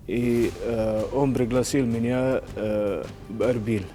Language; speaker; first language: Russian; non-native, fluent; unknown